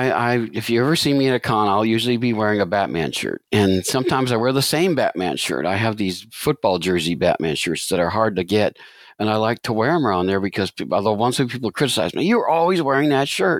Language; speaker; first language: English; native; English